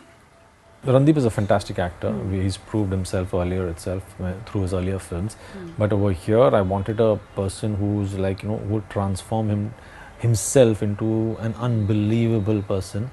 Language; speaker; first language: English; non-native, local second language; Hindi